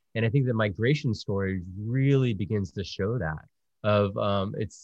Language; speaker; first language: English; early bilingual, other home language; Spanish